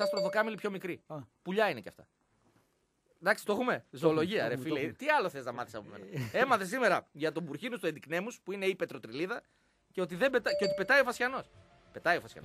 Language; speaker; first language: Greek; native; Greek